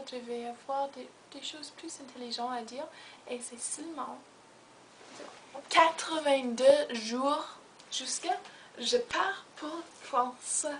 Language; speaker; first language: French; non-native, learner; English